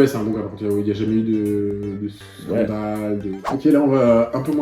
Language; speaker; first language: French; native; French